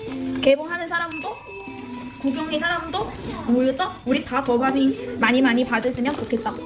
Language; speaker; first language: Korean; non-native, learner; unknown